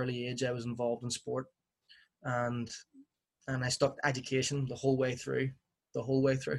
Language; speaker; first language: English; native; English